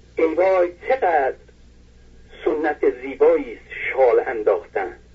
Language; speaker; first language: Persian; non-native, local second language; Azerbaijani